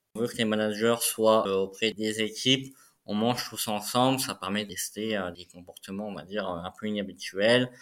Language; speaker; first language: French; native; French